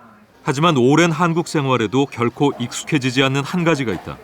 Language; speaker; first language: Korean; native; Korean